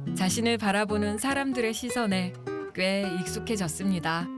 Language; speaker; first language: Korean; native; Korean